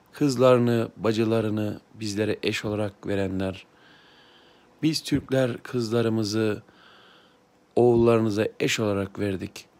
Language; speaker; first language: Turkish; native; Turkish